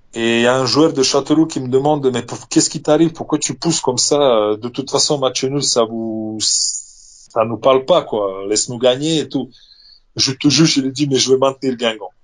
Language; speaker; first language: French; non-native, fluent; Serbian